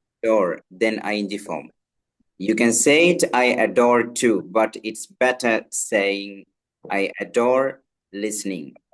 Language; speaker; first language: English; non-native, local second language; Malayalam